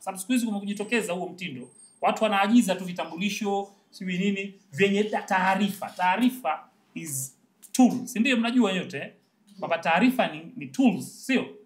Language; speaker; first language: Swahili; native; Swahili